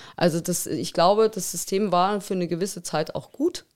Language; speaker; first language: German; native; German